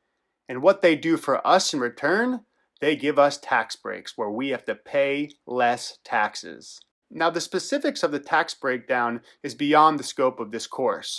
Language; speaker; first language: English; native; English